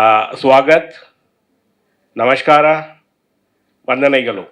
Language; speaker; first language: Kannada; non-native, learner; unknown